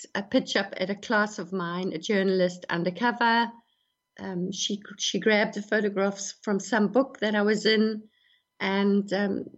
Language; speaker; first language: English; native; English